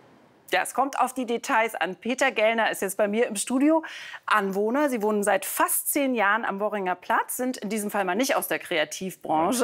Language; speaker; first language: German; native; German